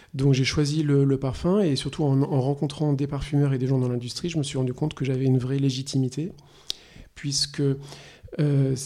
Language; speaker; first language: French; native; French